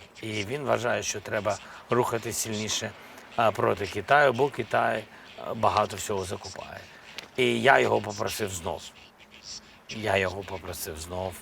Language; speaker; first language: Ukrainian; non-native, local second language; Russian